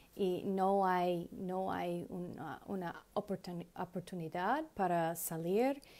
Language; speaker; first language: Spanish; non-native, learner; English